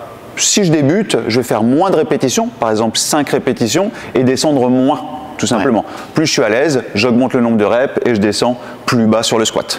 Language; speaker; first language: French; native; French